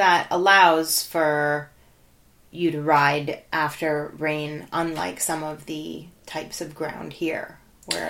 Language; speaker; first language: English; native; English